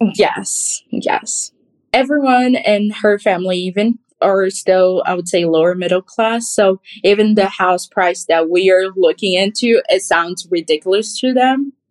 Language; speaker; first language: English; non-native, fluent; Portuguese